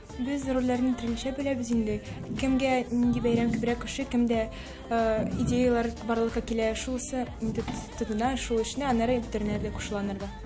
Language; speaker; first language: Tatar; native; Tatar